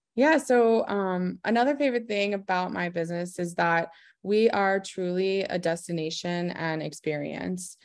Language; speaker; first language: English; native; English